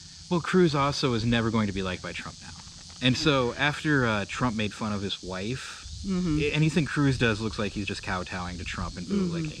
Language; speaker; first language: English; native; English